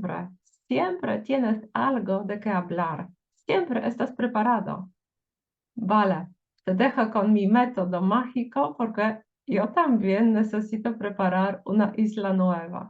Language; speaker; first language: Spanish; non-native, fluent; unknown